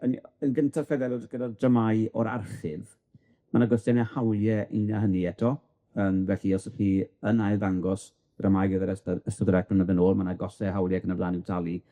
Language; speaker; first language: Welsh; native; Welsh